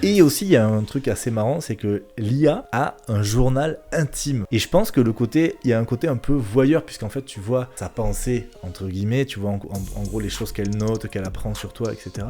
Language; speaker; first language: French; native; French